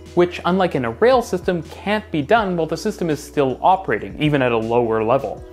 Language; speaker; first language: English; native; English